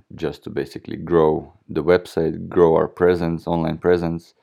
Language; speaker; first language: English; non-native, fluent; Russian